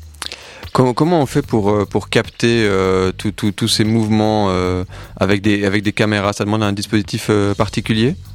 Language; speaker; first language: French; native; French